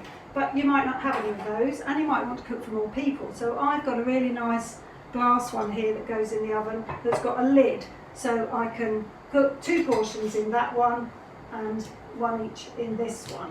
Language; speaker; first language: English; native; English